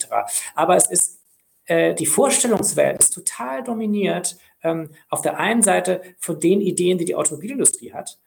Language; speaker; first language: German; native; German